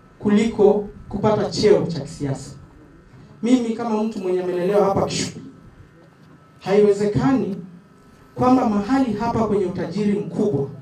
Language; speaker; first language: Swahili; non-native, local second language; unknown